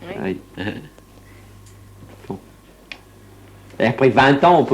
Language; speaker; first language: French; non-native, learner; English